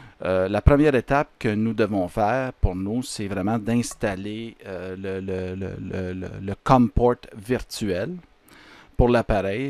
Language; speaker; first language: French; native; French